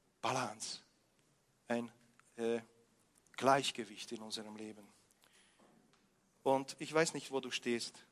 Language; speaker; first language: German; non-native, fluent; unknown